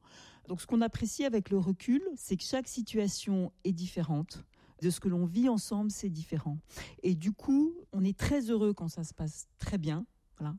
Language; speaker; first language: French; native; French